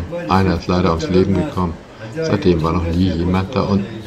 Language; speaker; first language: German; native; German